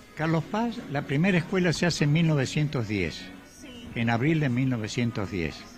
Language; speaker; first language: Spanish; native; Spanish